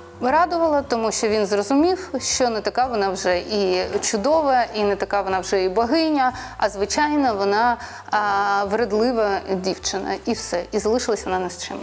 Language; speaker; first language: Ukrainian; non-native, local second language; Russian